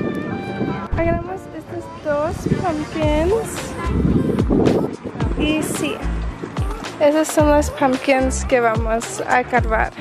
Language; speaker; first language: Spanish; early bilingual, other home language; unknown